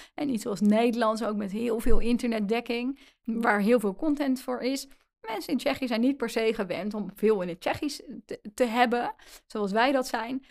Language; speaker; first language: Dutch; native; Dutch